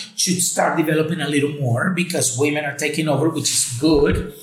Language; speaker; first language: English; native; English